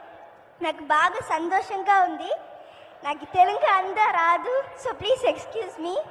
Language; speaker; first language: Telugu; non-native, learner; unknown